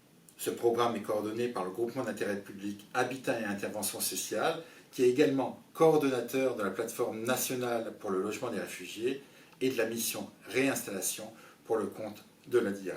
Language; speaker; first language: French; native; French